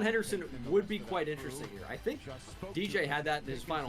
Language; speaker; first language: English; native; English